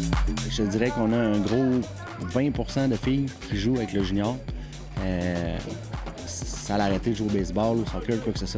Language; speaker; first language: French; native; French